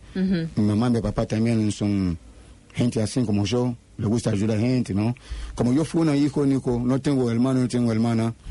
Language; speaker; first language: Spanish; non-native, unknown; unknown